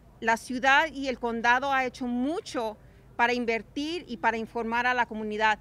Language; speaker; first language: Spanish; native; Spanish